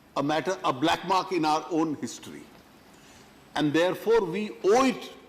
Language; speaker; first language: English; non-native, local second language; Hindi